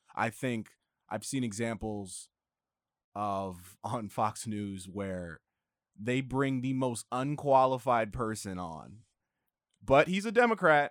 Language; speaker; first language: English; native; English